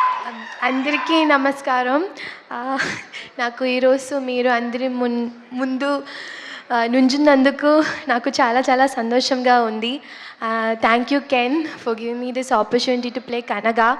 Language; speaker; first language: Telugu; non-native, learner; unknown